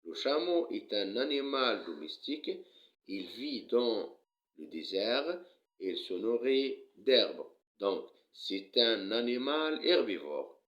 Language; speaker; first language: French; non-native, local second language; Arabic